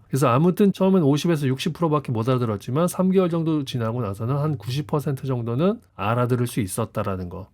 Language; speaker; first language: Korean; native; Korean